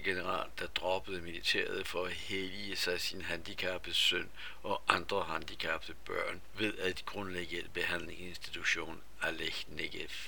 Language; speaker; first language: Danish; native; Danish